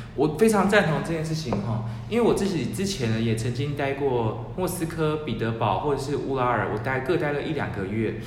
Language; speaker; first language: Chinese; native; Chinese